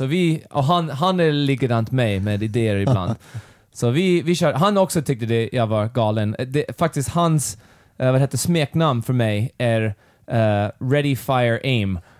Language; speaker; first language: Swedish; non-native, learner; English